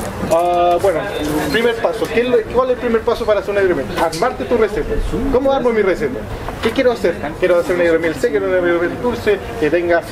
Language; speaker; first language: Spanish; native; Spanish